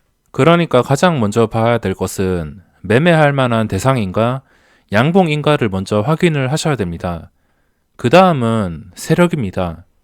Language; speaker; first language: Korean; native; Korean